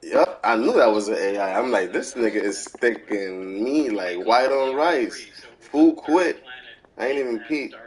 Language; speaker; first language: English; native; English